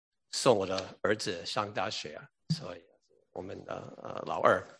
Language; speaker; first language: Chinese; early bilingual, heritage; English